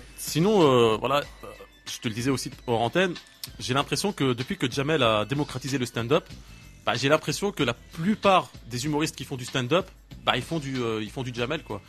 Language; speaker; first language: French; native; French